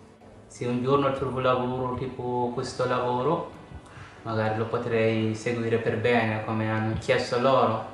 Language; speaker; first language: Italian; non-native, learner; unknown